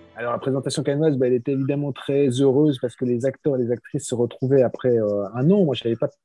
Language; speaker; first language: French; native; French